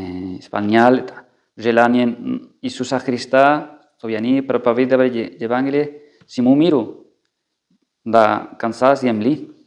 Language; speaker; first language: Russian; non-native, fluent; Spanish